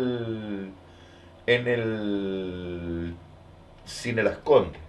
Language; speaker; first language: Spanish; native; Spanish